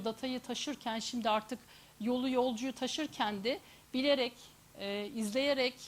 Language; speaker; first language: Turkish; native; Turkish